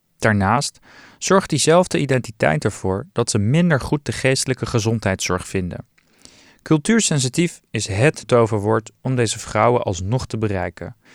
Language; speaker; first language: Dutch; early bilingual, other home language; Turkish